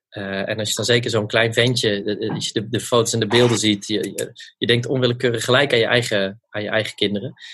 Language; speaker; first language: Dutch; native; Dutch